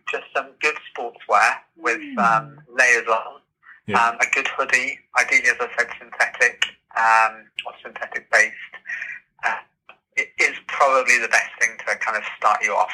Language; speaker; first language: English; native; English